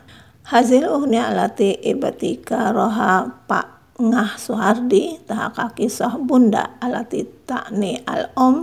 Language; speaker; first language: Arabic; non-native, fluent; Indonesian